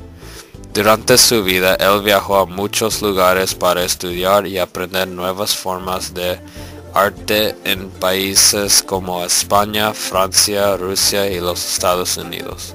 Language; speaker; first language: Spanish; non-native, learner; English